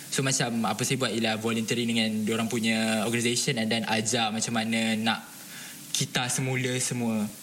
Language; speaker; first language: Malay; native; Malay